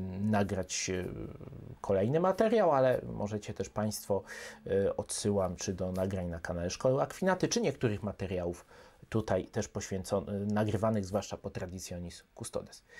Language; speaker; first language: Polish; native; Polish